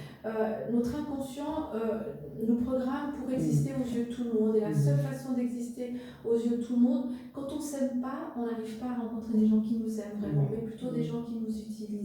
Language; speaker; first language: French; native; French